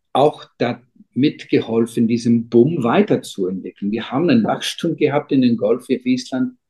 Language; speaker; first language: German; non-native, fluent; Icelandic